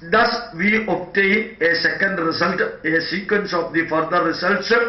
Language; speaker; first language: English; non-native, local second language; Malayalam